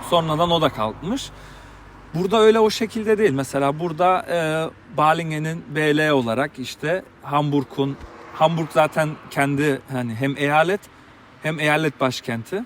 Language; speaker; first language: Turkish; early bilingual, heritage; Turkish